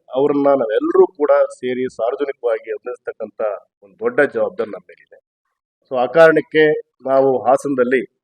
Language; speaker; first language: Kannada; native; Kannada